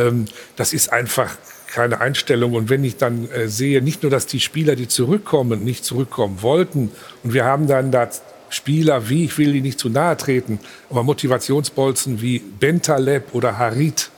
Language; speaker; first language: German; native; German